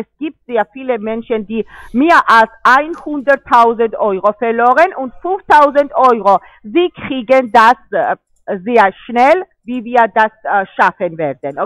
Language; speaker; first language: German; non-native, fluent; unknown